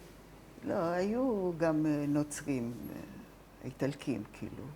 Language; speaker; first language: Hebrew; non-native, fluent; Italian